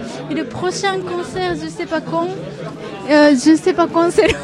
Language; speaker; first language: French; non-native, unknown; Japanese